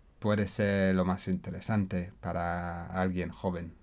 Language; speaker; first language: Spanish; non-native, fluent; English